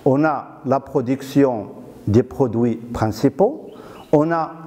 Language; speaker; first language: French; non-native, local second language; Arabic